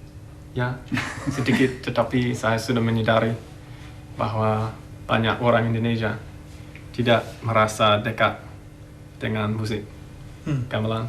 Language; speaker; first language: Indonesian; non-native, fluent; English